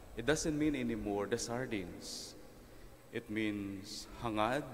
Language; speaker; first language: English; non-native, local second language; Filipino